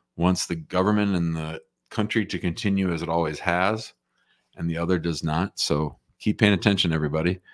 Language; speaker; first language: English; native; English